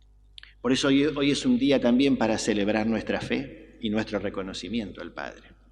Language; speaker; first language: Spanish; native; Spanish